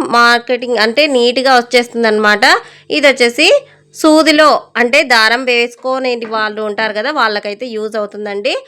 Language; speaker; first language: Telugu; non-native, local second language; Urdu